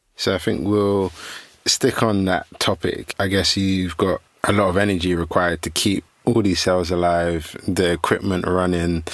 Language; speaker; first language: English; native; English